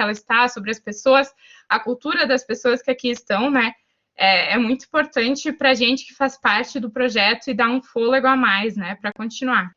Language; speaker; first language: Portuguese; native; Portuguese